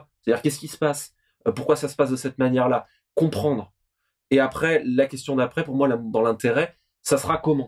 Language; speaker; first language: French; native; French